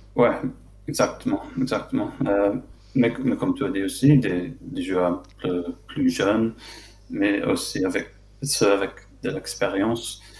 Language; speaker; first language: French; non-native, fluent; English